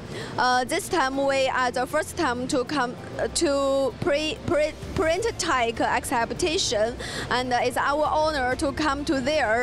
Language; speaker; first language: English; non-native, learner; Chinese